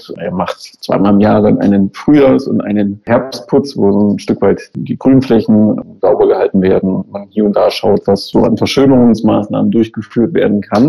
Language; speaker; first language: German; native; German